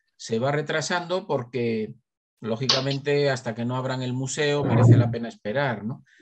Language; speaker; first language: Spanish; native; Spanish